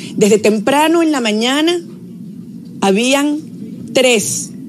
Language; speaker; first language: Spanish; native; Spanish